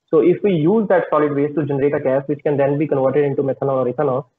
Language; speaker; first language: English; non-native, local second language; Punjabi